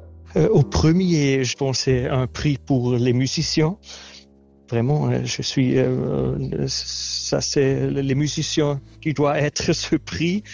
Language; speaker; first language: French; non-native, learner; Swiss German